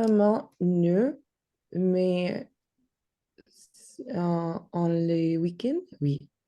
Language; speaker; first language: French; non-native, learner; Spanish